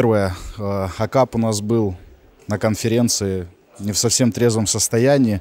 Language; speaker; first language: Russian; native; Russian